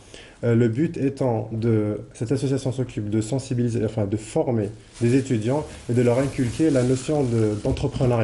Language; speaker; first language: French; non-native, local second language; Arabic